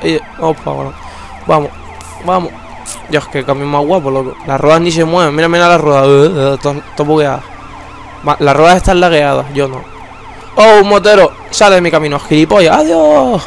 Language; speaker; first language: Spanish; native; Spanish